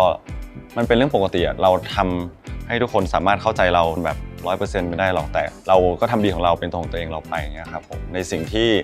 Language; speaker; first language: Thai; native; Thai